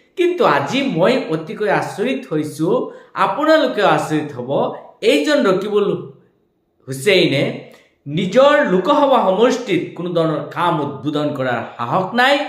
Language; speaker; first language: Assamese; non-native, local second language; Bangla